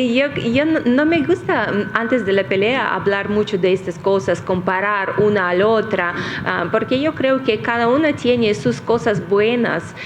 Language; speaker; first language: Spanish; non-native, fluent; Russian